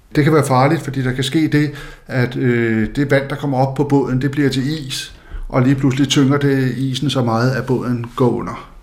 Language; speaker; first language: Danish; non-native, local second language; Faroese